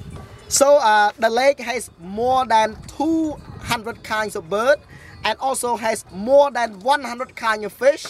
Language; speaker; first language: English; non-native, fluent; Khmer